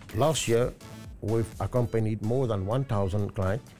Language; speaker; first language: English; non-native, local second language; Morisyen